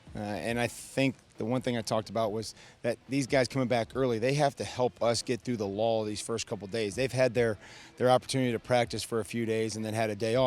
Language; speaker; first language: English; native; English